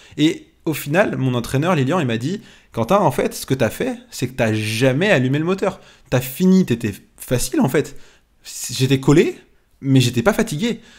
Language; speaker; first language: French; native; French